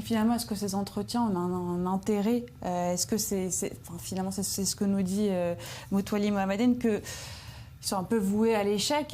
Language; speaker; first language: French; native; French